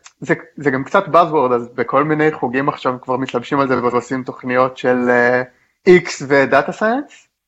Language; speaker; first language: Hebrew; native; Hebrew